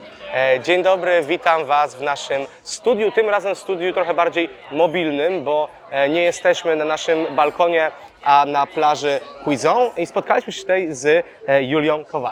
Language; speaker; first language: Polish; native; Polish